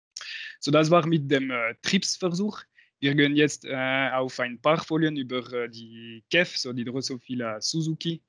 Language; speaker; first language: German; non-native, local second language; French